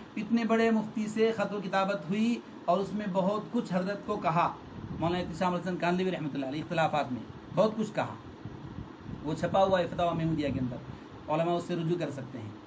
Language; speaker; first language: Urdu; native; Urdu